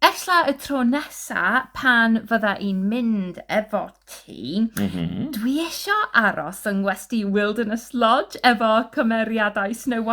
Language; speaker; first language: Welsh; non-native, fluent; English